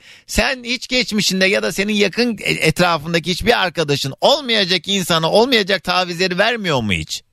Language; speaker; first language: Turkish; native; Turkish